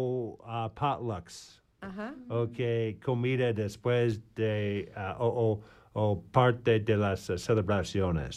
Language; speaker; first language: Spanish; non-native, learner; English